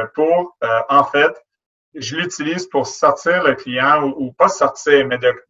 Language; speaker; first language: French; native; French